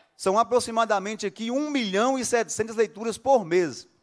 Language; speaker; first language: Portuguese; native; Portuguese